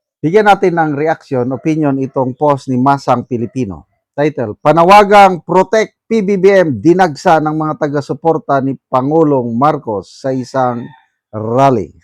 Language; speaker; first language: Filipino; non-native, local second language; Iloko